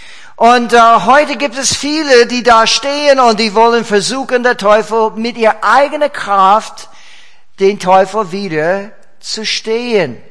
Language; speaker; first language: German; non-native, fluent; English